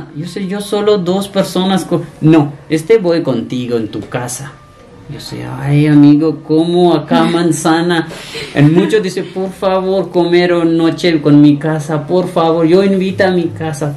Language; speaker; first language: Spanish; non-native, learner; Punjabi